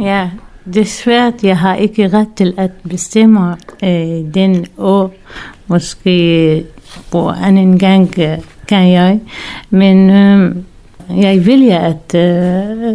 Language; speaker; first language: Danish; non-native, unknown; Arabic